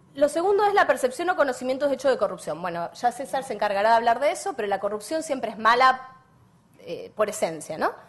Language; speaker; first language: Spanish; native; Spanish